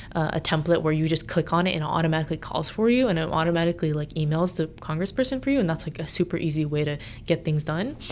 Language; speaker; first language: English; native; English